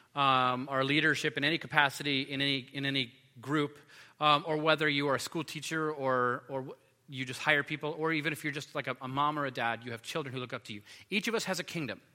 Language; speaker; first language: English; native; English